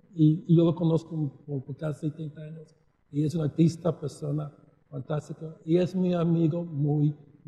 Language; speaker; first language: Spanish; early bilingual, heritage; Spanish